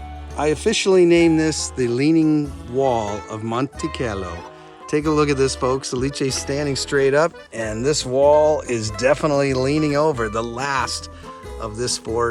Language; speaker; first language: English; native; English